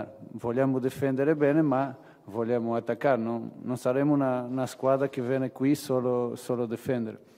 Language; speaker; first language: Italian; non-native, fluent; Portuguese